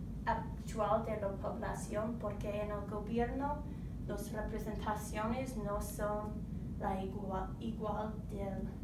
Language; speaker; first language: Spanish; non-native, learner; English